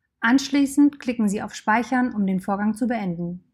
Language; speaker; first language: German; native; German